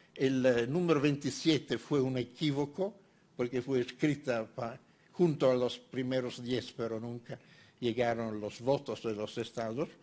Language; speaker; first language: Spanish; non-native, fluent; Italian